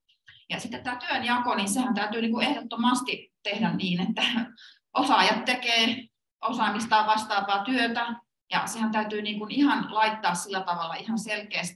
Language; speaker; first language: Finnish; native; Finnish